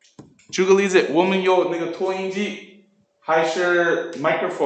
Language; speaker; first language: Chinese; non-native, learner; English